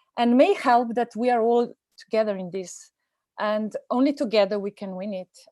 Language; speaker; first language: English; non-native, fluent; Slovenian